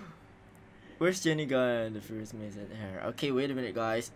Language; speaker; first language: English; non-native, fluent; Indonesian